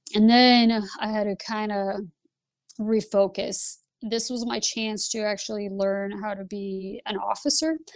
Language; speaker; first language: English; early bilingual, other home language; Lithuanian